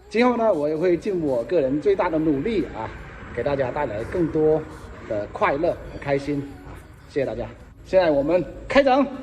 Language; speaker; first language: Chinese; native; Chinese